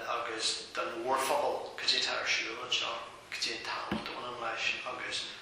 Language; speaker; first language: Irish; non-native, local second language; English